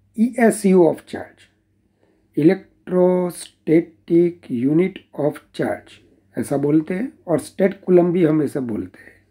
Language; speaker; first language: Hindi; non-native, local second language; Gujarati